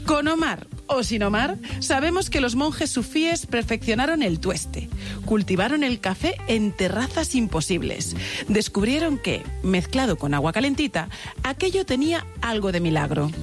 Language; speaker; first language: Spanish; native; Spanish